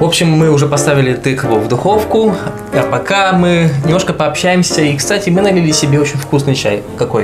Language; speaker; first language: Russian; native; Russian